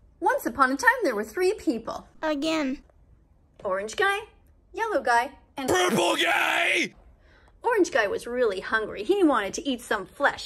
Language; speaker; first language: English; native; English